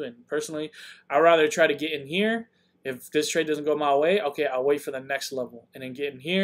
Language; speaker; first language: English; native; English